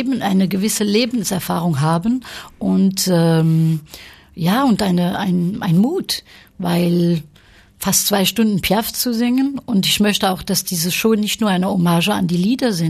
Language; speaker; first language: German; early bilingual, heritage; French